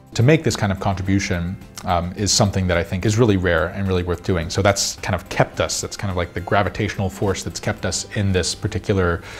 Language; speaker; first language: English; native; English